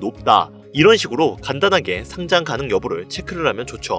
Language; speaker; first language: Korean; native; Korean